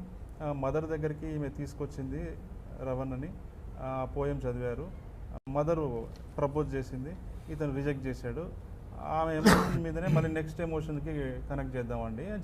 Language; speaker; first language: Telugu; native; Telugu